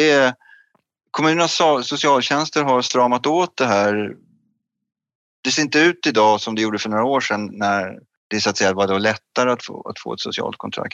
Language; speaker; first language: Swedish; native; Swedish